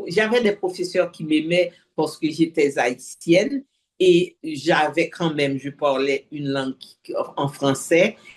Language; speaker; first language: French; non-native, local second language; Haitian Creole